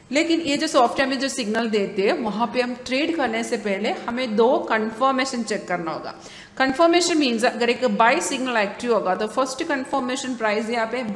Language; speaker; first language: Hindi; non-native, local second language; Malayalam